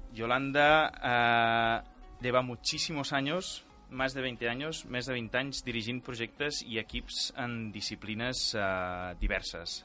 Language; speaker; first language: Spanish; non-native, local second language; Catalan